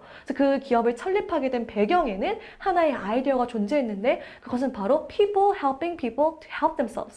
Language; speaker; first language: Korean; native; Korean